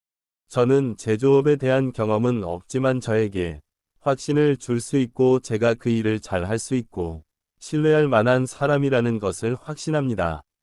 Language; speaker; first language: Korean; non-native, learner; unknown